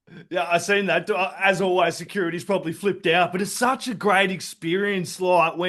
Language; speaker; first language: English; native; English